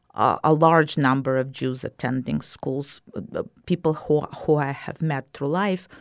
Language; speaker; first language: English; non-native, fluent; Russian